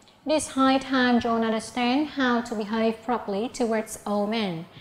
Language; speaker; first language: English; non-native, fluent; Vietnamese